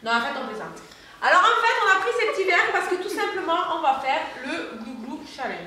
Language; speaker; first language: French; native; French